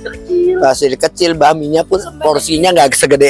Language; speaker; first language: Indonesian; native; Indonesian